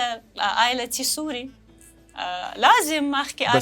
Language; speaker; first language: Arabic; non-native, learner; Russian